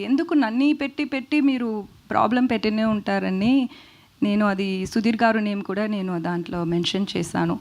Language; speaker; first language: Telugu; non-native, learner; Tamil